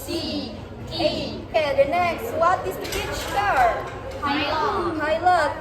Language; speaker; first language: English; non-native, learner; Indonesian